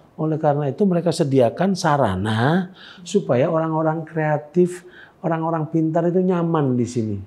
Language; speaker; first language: Indonesian; native; Indonesian